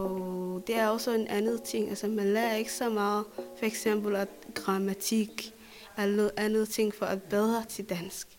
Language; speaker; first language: Danish; non-native, learner; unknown